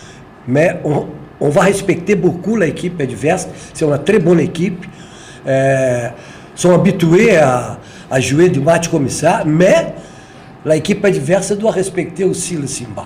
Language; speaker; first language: French; non-native, fluent; Portuguese